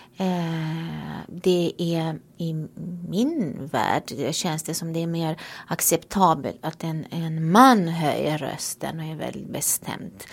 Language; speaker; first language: Swedish; non-native, fluent; Romanian